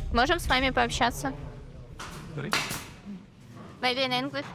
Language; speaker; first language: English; non-native, learner; Ukrainian